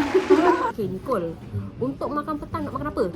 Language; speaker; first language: Malay; native; Malay